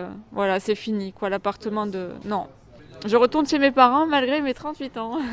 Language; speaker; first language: French; native; French